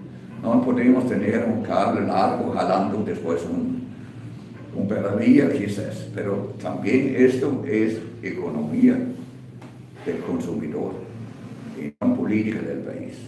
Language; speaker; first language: Spanish; non-native, fluent; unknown